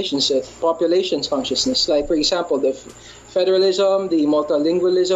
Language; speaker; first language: English; non-native, local second language; Hiligaynon